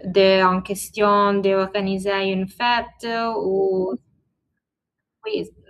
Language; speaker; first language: French; non-native, learner; Italian